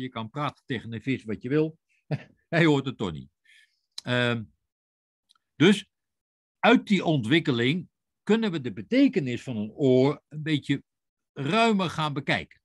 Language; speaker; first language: Dutch; native; Dutch